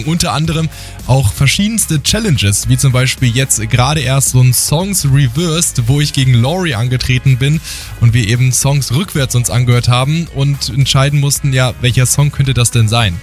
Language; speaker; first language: German; native; German